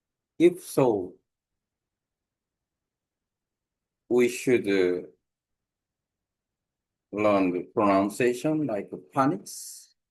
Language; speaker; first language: English; non-native, learner; Korean